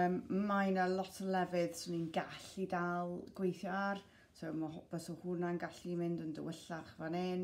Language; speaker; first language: Welsh; non-native, local second language; English